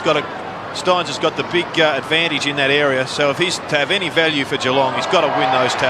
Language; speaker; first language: English; native; English